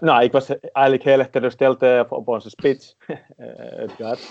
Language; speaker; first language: Dutch; non-native, fluent; Finnish